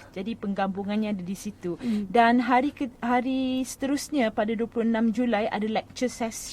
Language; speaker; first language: Malay; native; Malay